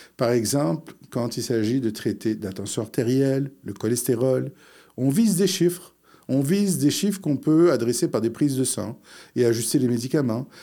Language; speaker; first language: French; early bilingual, other home language; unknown